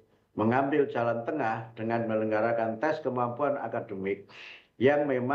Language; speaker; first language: Indonesian; native; Indonesian